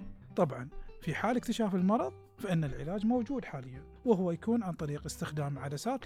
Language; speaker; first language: Arabic; native; Arabic